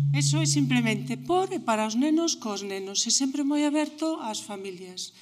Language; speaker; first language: Galician; non-native, local second language; Spanish